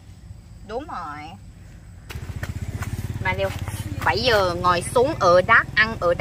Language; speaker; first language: Vietnamese; non-native, learner; Thai